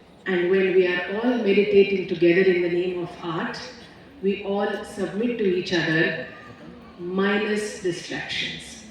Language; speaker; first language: English; non-native, local second language; Telugu